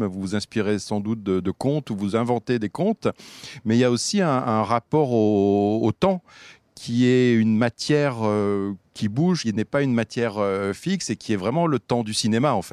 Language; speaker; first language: French; native; French